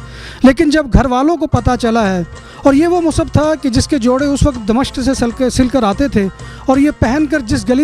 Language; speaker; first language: Urdu; native; Urdu